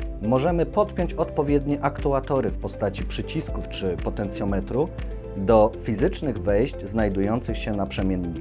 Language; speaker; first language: Polish; native; Polish